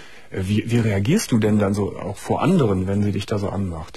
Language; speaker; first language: German; native; German